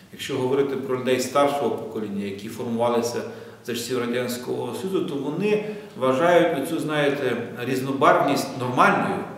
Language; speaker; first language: Ukrainian; native; Ukrainian